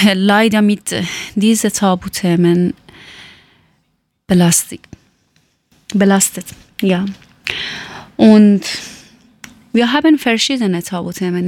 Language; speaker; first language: German; non-native, learner; Persian